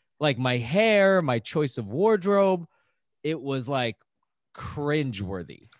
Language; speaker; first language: English; native; English